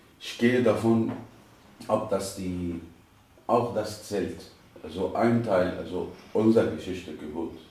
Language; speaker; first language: German; non-native, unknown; Arabic